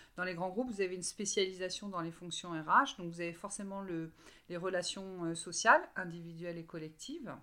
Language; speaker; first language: French; native; French